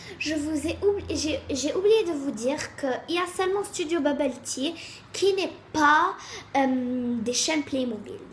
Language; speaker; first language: French; native; French